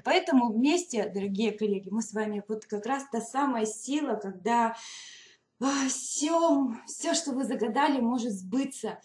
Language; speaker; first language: Russian; native; Russian